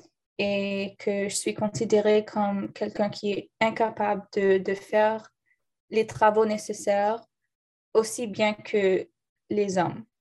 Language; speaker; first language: French; non-native, learner; English